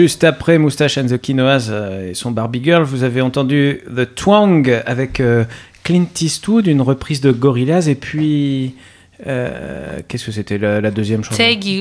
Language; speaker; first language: French; native; French